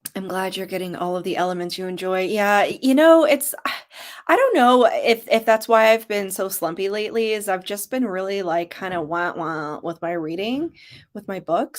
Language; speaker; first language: English; native; English